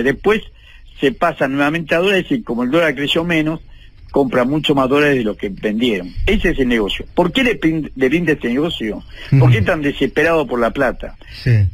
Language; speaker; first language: Spanish; native; Spanish